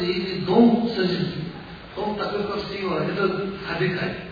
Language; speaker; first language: Russian; non-native, learner; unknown